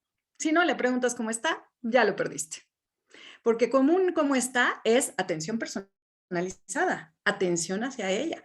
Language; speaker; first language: Spanish; native; Spanish